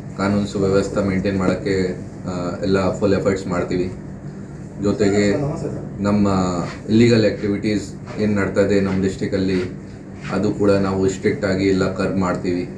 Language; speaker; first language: Kannada; non-native, local second language; Hindi